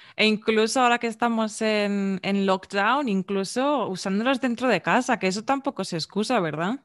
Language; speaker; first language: Spanish; native; Spanish